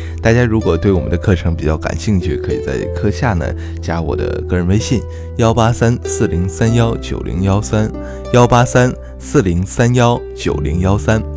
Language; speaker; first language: Chinese; native; Chinese